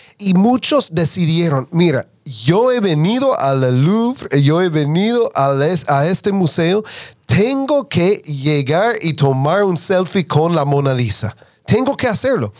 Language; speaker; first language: Spanish; non-native, fluent; English